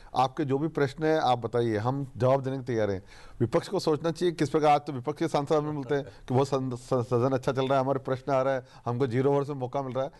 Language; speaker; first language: Hindi; native; Hindi